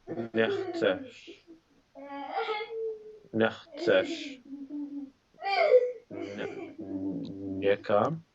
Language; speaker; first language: Czech; non-native, learner; English